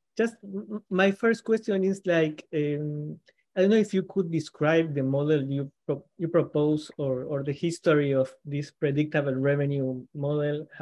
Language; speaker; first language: English; non-native, fluent; Spanish